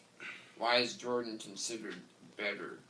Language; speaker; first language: English; native; English